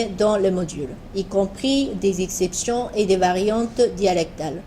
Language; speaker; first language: French; non-native, fluent; Japanese